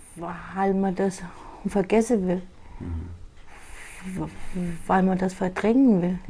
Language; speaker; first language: German; early bilingual, other home language; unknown